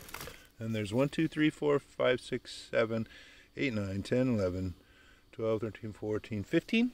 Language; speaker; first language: English; native; English